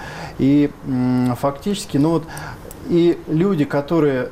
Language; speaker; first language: Russian; native; Russian